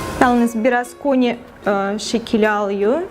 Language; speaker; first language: Turkish; non-native, fluent; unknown